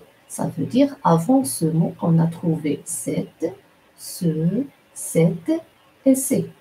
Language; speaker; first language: French; non-native, local second language; Arabic